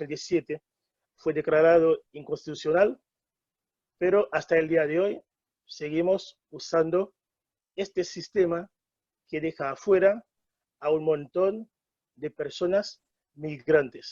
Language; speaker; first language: Spanish; non-native, fluent; Haitian Creole